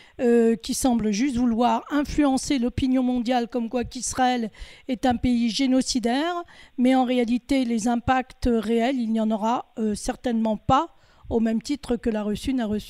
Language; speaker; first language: French; native; French